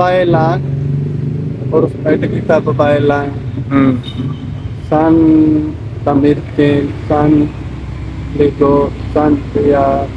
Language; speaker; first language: Filipino; non-native, learner; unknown